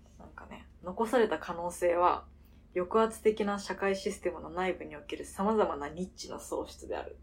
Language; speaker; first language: Japanese; native; Japanese